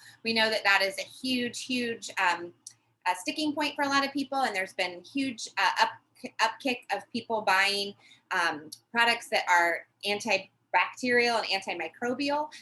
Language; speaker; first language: English; native; English